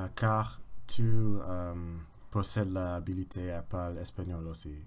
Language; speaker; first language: French; non-native, learner; English